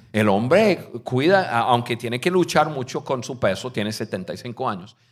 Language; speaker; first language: Spanish; non-native, fluent; English